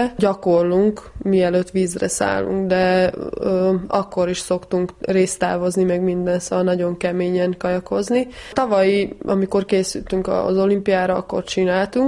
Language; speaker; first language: Hungarian; early bilingual, heritage; Hungarian